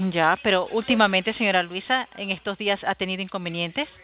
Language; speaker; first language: Spanish; native; Spanish